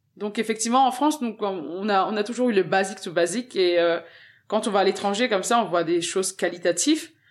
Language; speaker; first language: French; early bilingual, other home language; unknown